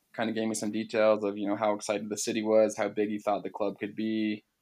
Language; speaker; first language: English; native; English